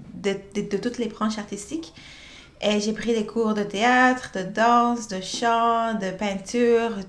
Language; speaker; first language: French; early bilingual, other home language; Spanish